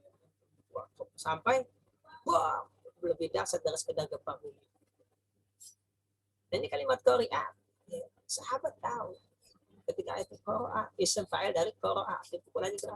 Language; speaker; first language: Indonesian; native; Indonesian